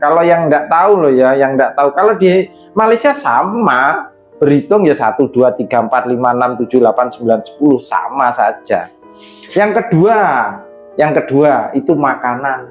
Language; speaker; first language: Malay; non-native, local second language; Javanese